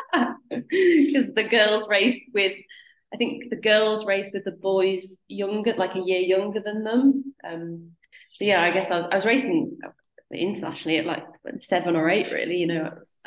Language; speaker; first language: English; native; English